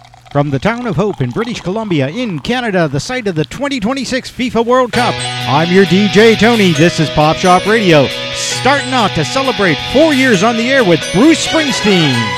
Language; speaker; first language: English; native; English